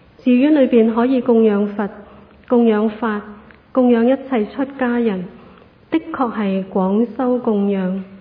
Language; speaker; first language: Chinese; non-native, local second language; Cantonese